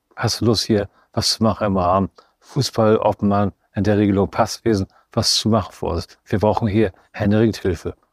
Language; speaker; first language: German; native; German